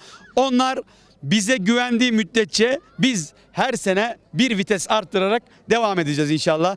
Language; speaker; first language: Turkish; native; Turkish